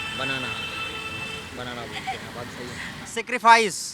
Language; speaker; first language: Hindi; native; Hindi